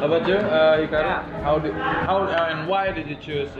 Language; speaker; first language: English; non-native, fluent; Indonesian